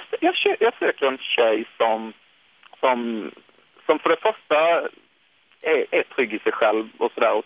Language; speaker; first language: Swedish; native; Swedish